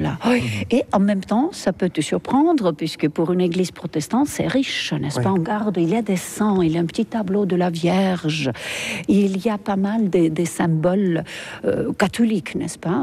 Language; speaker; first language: French; non-native, fluent; Estonian